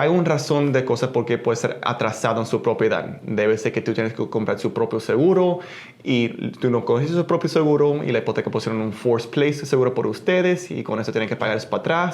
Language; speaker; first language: Spanish; early bilingual, heritage; Spanish